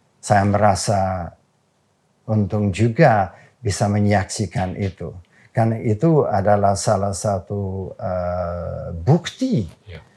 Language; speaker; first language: Indonesian; non-native, fluent; English